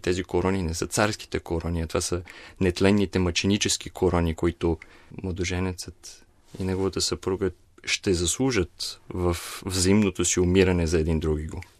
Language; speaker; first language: Bulgarian; native; Bulgarian